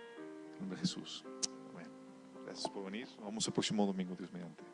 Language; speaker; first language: Spanish; native; Spanish